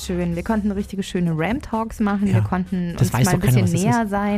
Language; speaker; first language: German; native; German